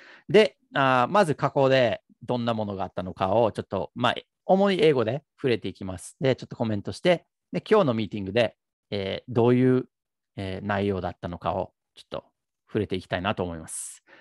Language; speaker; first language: Japanese; non-native, fluent; English